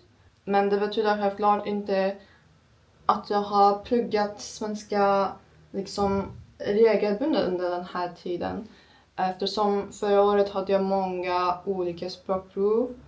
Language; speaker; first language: Swedish; non-native, learner; Turkish